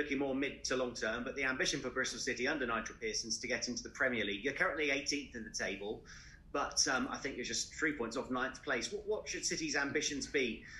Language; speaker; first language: English; native; English